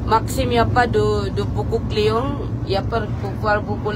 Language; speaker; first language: French; non-native, learner; Filipino